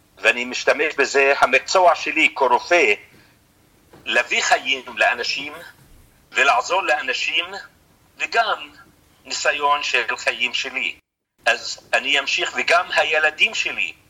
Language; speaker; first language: Hebrew; non-native, fluent; Arabic